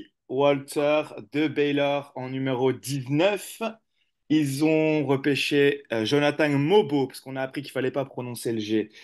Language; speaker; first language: French; native; French